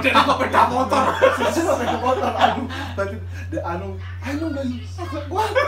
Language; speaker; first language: Indonesian; non-native, local second language; Javanese